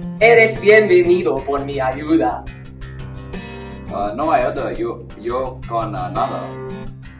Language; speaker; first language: Spanish; non-native, learner; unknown